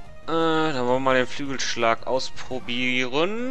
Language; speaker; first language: German; native; German